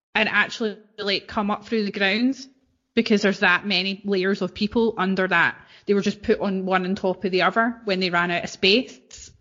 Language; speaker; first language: English; native; English